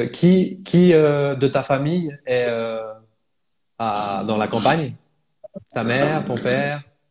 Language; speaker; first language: French; native; French